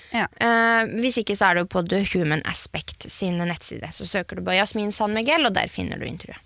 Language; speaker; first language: Norwegian; early bilingual, other home language; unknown